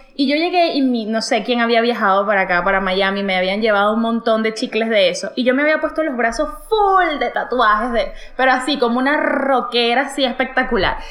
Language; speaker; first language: Spanish; native; Spanish